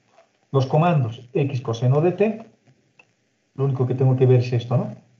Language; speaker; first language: Spanish; native; Spanish